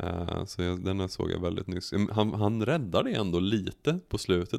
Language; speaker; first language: Swedish; native; Swedish